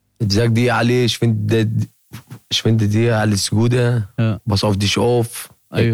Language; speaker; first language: German; non-native, learner; Arabic